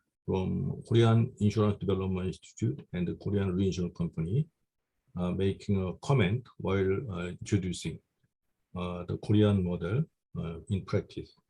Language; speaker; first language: English; non-native, fluent; Korean